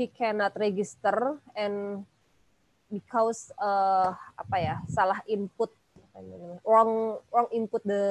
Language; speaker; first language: English; non-native, learner; Indonesian